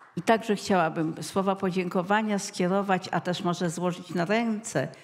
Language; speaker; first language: Polish; native; Polish